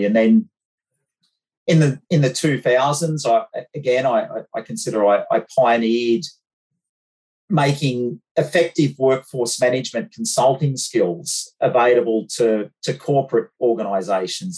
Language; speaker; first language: English; native; English